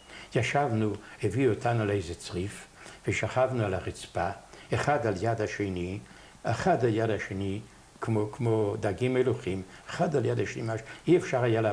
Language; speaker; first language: Hebrew; non-native, fluent; Yiddish